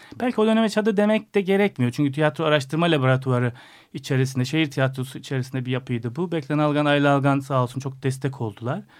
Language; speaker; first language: Turkish; native; Turkish